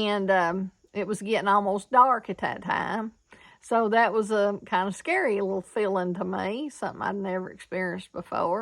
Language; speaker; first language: English; native; English